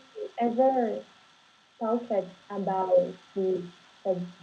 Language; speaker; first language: English; non-native, learner; Portuguese